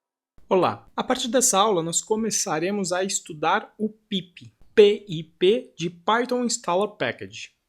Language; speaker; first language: Portuguese; native; Portuguese